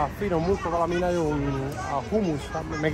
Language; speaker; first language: Hungarian; non-native, learner; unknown